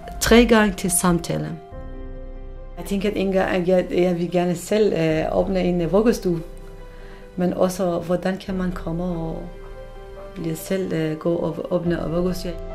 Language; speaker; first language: Danish; non-native, learner; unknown